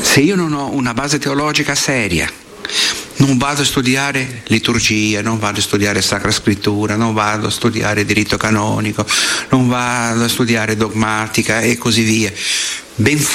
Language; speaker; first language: Italian; non-native, fluent; Portuguese